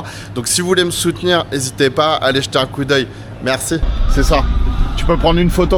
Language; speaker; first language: French; native; French